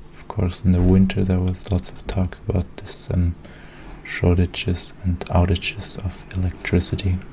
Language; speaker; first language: English; non-native, fluent; German